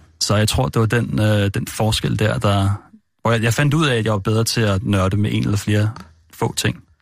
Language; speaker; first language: Danish; native; Danish